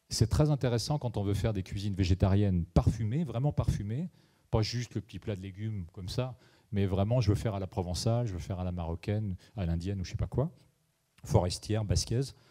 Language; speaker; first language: French; native; French